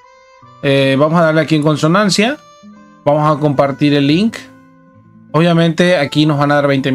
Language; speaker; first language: Spanish; native; Spanish